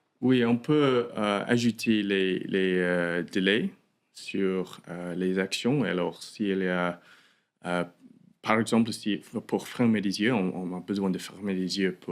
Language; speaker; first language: French; non-native, learner; English